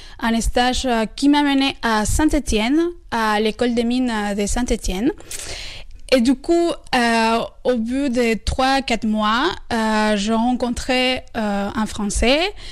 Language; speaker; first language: French; non-native, fluent; Spanish